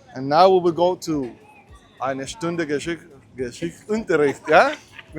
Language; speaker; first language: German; non-native, learner; Spanish